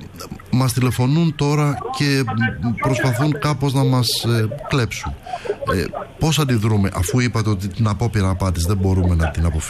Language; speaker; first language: Greek; native; Greek